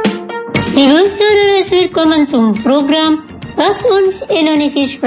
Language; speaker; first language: German; non-native, fluent; Indonesian